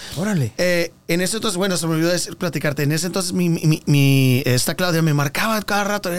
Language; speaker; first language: Spanish; early bilingual, heritage; Spanish